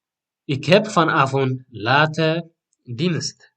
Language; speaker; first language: Dutch; non-native, fluent; Tigrinya